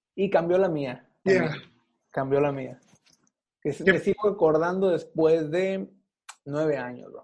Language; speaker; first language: Spanish; native; Spanish